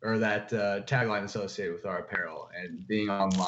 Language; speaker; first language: English; native; English